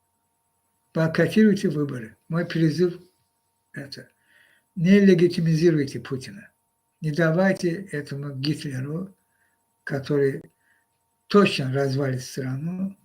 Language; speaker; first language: Russian; non-native, local second language; Azerbaijani